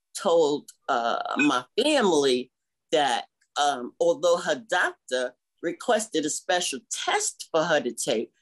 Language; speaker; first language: English; native; English